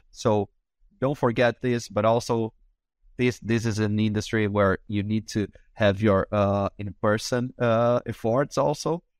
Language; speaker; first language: English; non-native, fluent; Portuguese